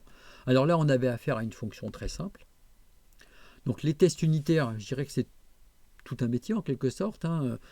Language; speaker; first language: French; native; French